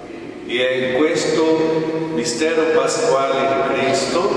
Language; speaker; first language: Italian; non-native, fluent; Portuguese